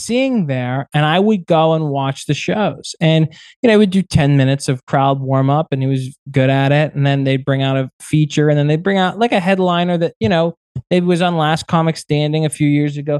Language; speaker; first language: English; native; English